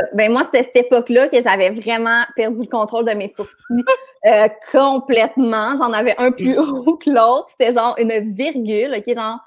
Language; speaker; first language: French; native; French